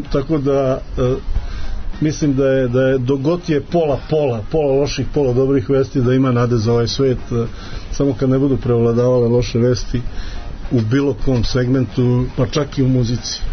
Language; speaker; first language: Serbian; native; Serbian